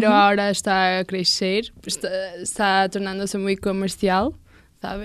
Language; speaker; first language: Spanish; non-native, learner; Portuguese